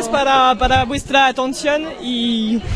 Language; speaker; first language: Spanish; non-native, learner; French